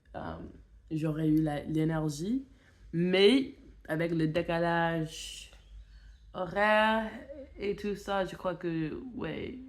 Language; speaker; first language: French; non-native, fluent; English